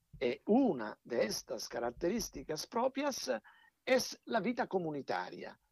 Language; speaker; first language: Italian; non-native, fluent; Spanish